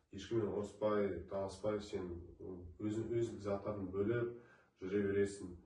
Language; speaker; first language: Kazakh; non-native, local second language; Russian